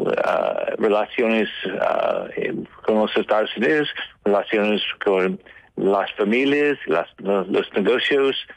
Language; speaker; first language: Spanish; non-native, learner; English